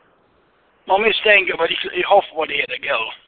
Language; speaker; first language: German; early bilingual, heritage; Pennsylvania German